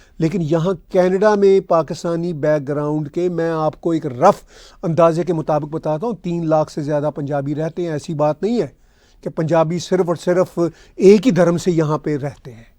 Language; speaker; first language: Urdu; non-native, local second language; Punjabi